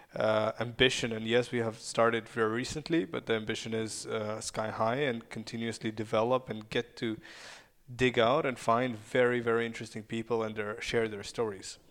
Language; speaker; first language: English; non-native, fluent; Russian